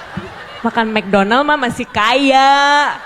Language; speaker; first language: Indonesian; native; Indonesian